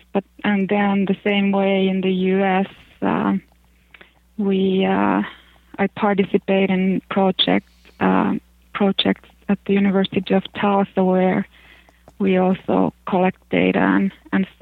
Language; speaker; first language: English; non-native, fluent; Finnish